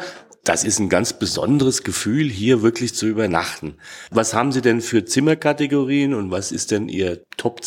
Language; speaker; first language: German; native; German